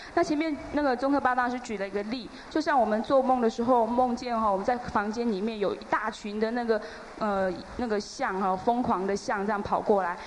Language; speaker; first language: Chinese; native; Chinese